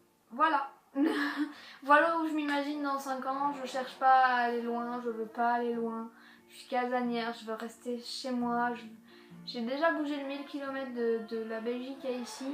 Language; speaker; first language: French; native; French